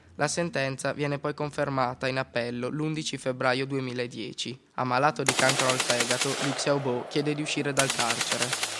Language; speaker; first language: Italian; native; Italian